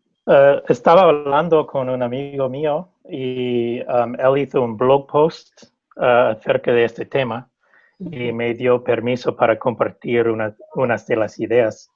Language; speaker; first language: Spanish; non-native, fluent; English